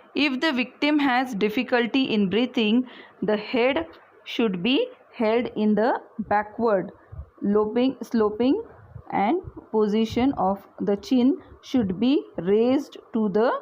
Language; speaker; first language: English; non-native, local second language; Marathi